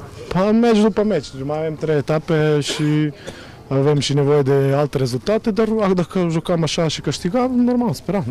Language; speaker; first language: Romanian; non-native, fluent; Croatian